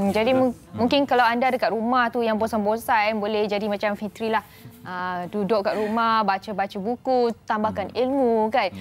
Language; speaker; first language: Malay; native; Malay